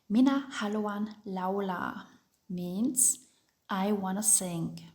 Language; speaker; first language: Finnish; non-native, fluent; German